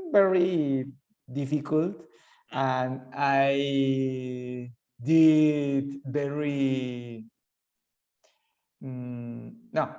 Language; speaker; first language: English; non-native, learner; Spanish